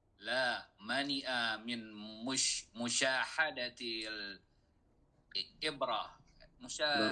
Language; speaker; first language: Arabic; non-native, learner; Indonesian